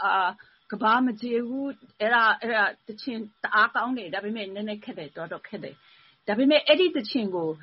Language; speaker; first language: Burmese; non-native, fluent; English